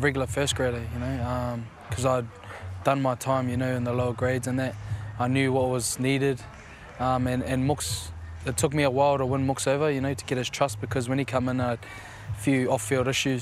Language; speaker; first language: English; native; English